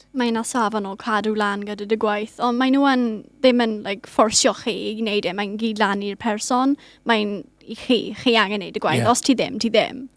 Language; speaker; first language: Welsh; non-native, local second language; English